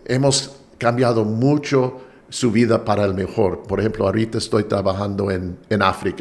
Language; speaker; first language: Spanish; non-native, fluent; English